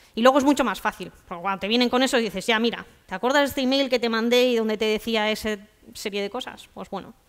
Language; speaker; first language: Spanish; native; Spanish